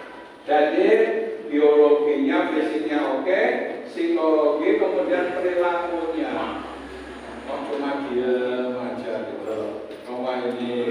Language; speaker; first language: Indonesian; non-native, local second language; Javanese